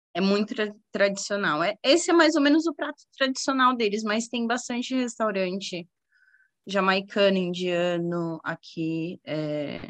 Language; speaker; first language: Portuguese; native; Portuguese